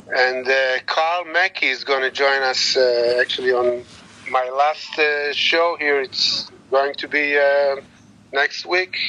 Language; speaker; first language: English; non-native, learner; Hebrew